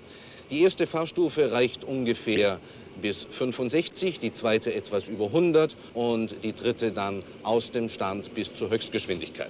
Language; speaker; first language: German; native; German